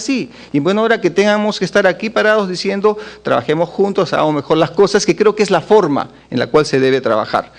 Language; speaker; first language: Spanish; native; Spanish